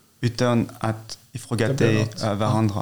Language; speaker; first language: Swedish; non-native, fluent; French